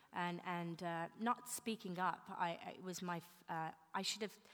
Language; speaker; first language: English; native; English